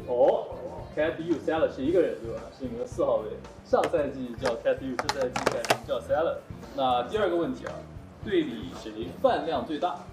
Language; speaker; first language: Chinese; native; Chinese